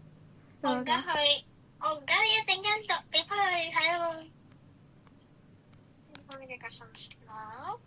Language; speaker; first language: Chinese; native; Chinese